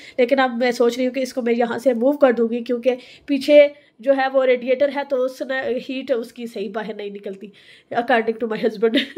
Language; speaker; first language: Urdu; native; Urdu